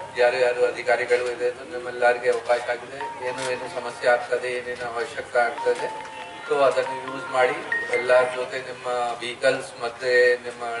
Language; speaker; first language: Kannada; non-native, learner; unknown